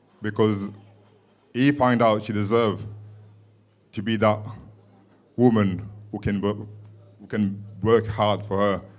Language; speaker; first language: English; non-native, fluent; French